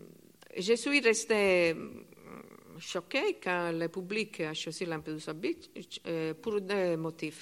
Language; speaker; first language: French; non-native, learner; Italian